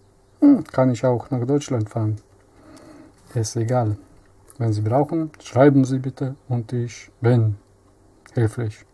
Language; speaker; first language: German; non-native, learner; Polish